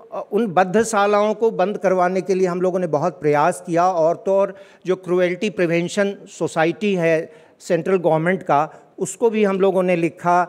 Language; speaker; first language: Hindi; native; Hindi